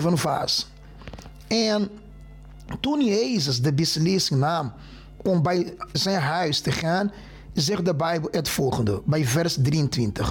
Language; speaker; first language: Dutch; non-native, fluent; Portuguese